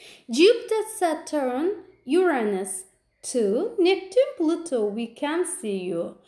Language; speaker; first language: English; non-native, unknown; Azerbaijani